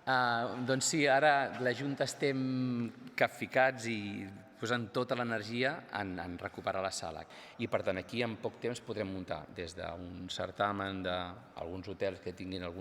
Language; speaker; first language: Catalan; native; Catalan